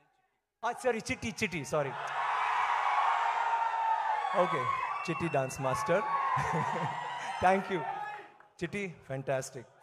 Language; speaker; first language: Telugu; non-native, learner; Tamil